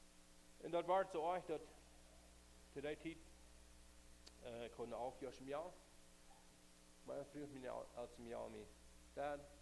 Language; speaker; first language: German; non-native, learner; Plautdietsch